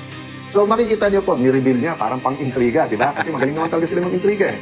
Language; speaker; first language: Filipino; native; Filipino